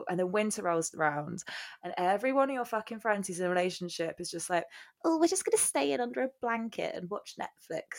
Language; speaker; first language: English; native; English